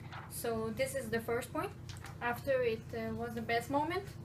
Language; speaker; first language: English; non-native, learner; French